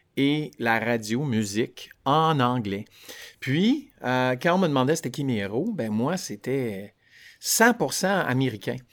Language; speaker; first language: French; native; French